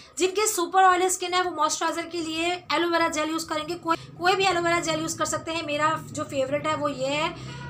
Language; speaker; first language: Hindi; native; Hindi